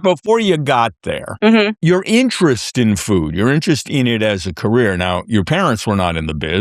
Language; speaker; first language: English; native; English